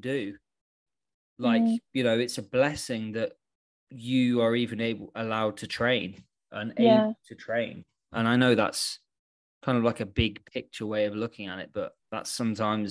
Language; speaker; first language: English; native; English